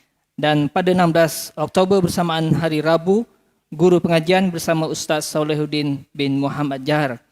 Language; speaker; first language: Malay; native; Malay